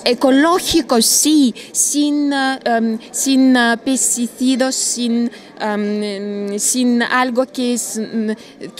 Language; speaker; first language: Spanish; non-native, learner; Russian